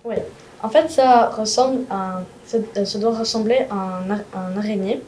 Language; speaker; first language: French; non-native, local second language; English